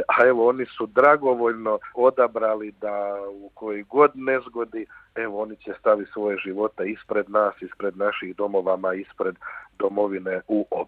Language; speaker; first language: Croatian; native; Croatian